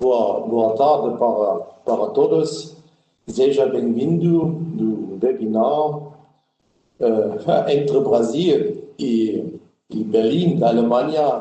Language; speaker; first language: Portuguese; non-native, learner; German